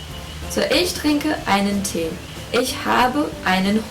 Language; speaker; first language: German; non-native, fluent; English